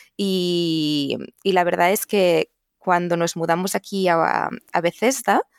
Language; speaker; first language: Spanish; non-native, local second language; Catalan